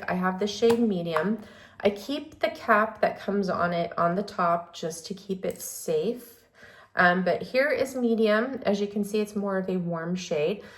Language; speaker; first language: English; native; English